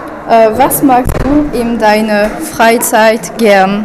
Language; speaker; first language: German; non-native, learner; French